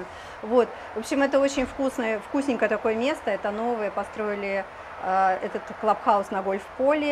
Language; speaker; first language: Russian; native; Russian